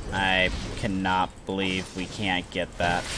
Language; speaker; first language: English; native; English